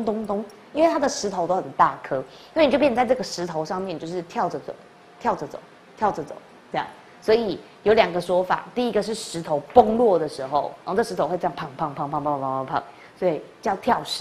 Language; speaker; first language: Chinese; native; Chinese